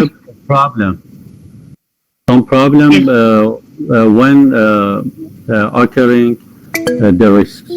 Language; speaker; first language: English; non-native, fluent; Persian